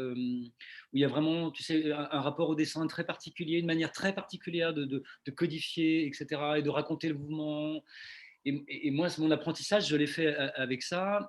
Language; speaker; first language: French; native; French